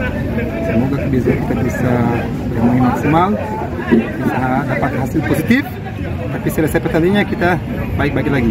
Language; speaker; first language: Indonesian; non-native, fluent; Portuguese